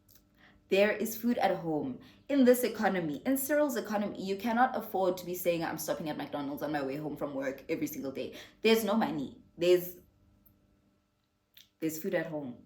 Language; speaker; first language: English; non-native, local second language; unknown